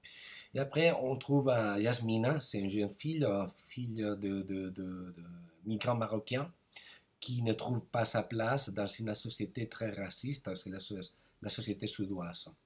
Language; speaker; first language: French; non-native, fluent; Spanish